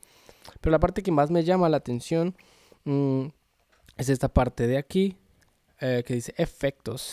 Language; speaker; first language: Spanish; native; Spanish